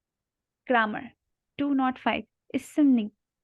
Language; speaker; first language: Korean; non-native, learner; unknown